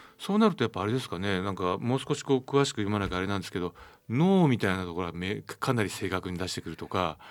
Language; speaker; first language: Japanese; native; Japanese